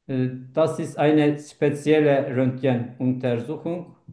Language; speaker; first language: German; non-native, learner; Turkish